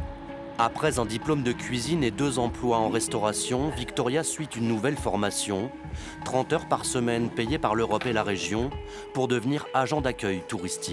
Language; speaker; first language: French; native; French